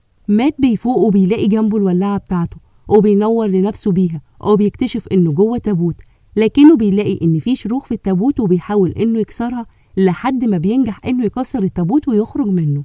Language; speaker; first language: Arabic; native; Arabic